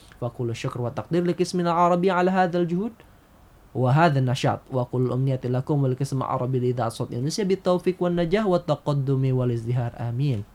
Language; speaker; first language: Arabic; non-native, fluent; Indonesian